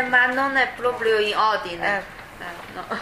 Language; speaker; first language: Italian; non-native, fluent; Chinese